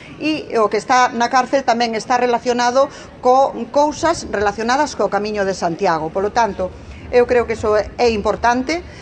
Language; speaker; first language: Galician; non-native, local second language; Spanish